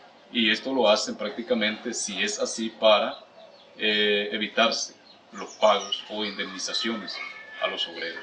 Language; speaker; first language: Spanish; native; Spanish